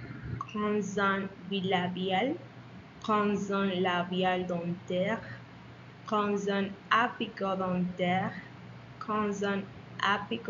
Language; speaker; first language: French; non-native, learner; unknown